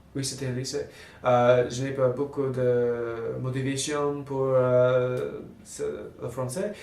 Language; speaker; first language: French; non-native, learner; English